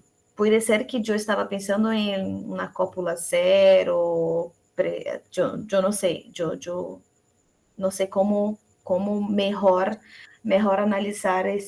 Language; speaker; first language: Spanish; non-native, fluent; Portuguese